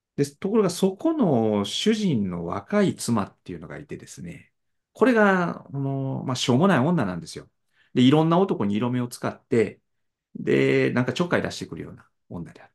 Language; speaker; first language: Japanese; native; Japanese